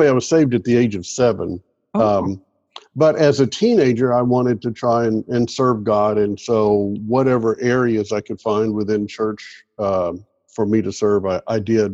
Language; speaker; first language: English; native; English